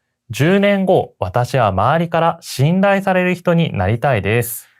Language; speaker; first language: Japanese; non-native, fluent; Korean